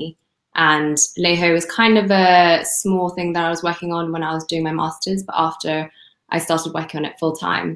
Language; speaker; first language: English; non-native, local second language; Cantonese